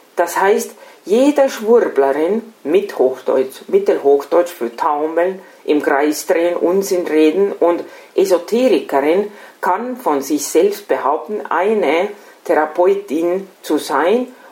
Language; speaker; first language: German; non-native, fluent; Estonian